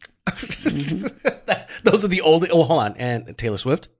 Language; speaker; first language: English; native; English